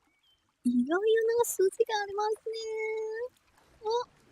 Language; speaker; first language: Japanese; non-native, learner; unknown